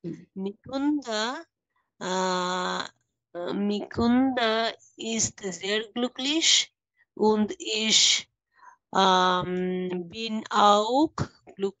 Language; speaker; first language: German; non-native, learner; Bangla